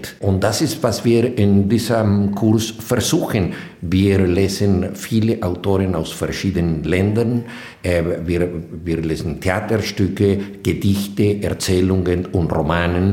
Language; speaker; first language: German; non-native, fluent; Spanish